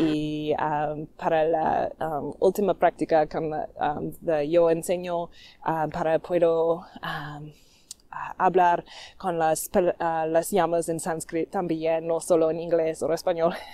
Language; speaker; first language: Spanish; non-native, learner; English